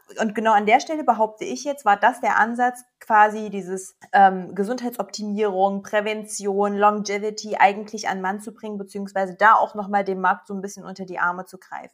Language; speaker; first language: German; native; German